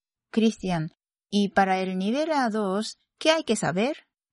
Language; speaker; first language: Spanish; non-native, fluent; Japanese